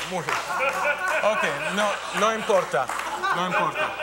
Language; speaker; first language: Spanish; non-native, learner; Hebrew